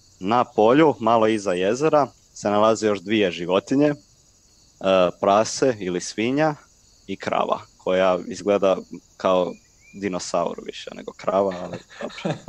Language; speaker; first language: Croatian; native; Croatian